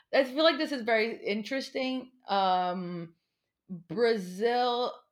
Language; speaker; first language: English; non-native, fluent; Portuguese